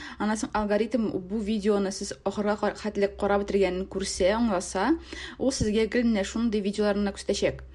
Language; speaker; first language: Tatar; native; Tatar